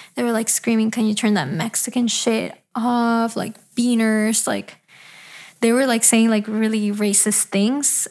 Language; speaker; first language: English; early bilingual, other home language; Spanish